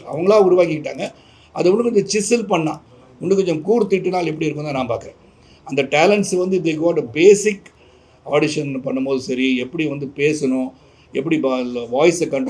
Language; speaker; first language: Tamil; native; Tamil